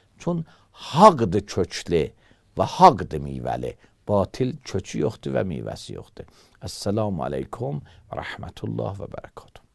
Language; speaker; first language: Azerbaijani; native; Azerbaijani